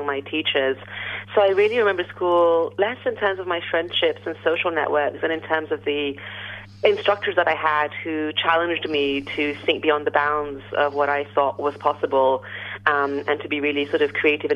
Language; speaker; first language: English; non-native, local second language; French